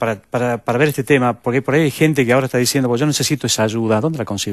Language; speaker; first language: Spanish; native; Spanish